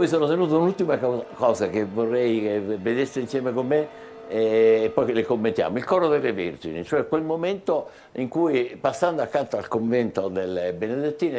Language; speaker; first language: Italian; native; Italian